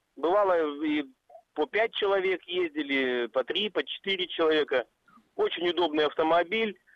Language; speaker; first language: Russian; native; Russian